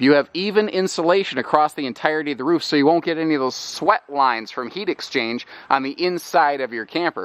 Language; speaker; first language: English; native; English